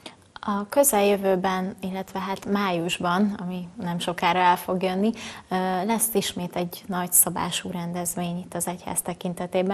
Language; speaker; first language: Hungarian; native; Hungarian